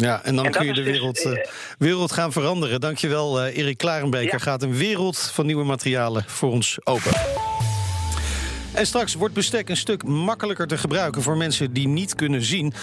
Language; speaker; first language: Dutch; native; Dutch